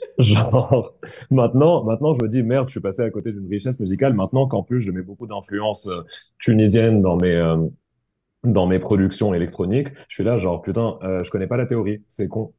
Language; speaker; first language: French; non-native, local second language; Arabic